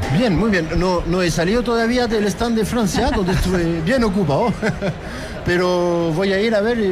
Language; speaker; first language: Spanish; non-native, fluent; French